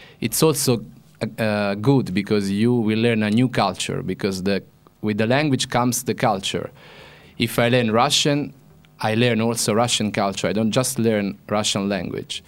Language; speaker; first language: English; non-native, fluent; Italian